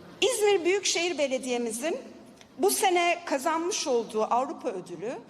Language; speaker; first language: Turkish; native; Turkish